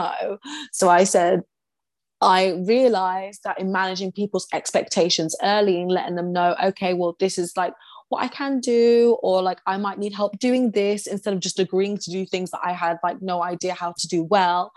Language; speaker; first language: English; native; English